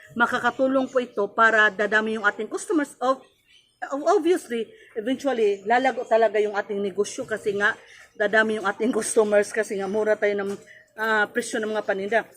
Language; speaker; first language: Filipino; non-native, local second language; Cebuano